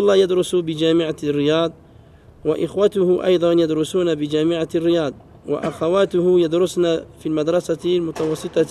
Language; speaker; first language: Arabic; non-native, fluent; French